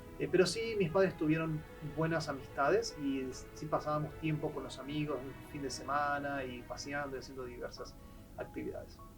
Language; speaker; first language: Spanish; early bilingual, heritage; Spanish